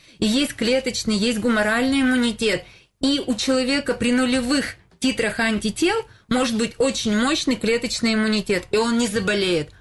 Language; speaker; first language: Russian; native; Russian